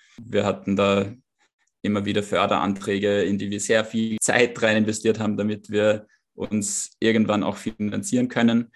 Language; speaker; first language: German; native; German